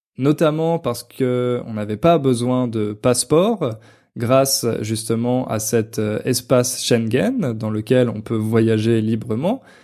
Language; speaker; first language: French; native; French